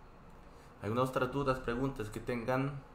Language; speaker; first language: Spanish; non-native, fluent; Korean